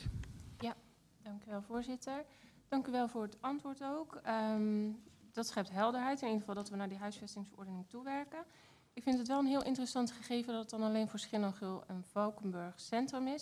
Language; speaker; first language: Dutch; native; Dutch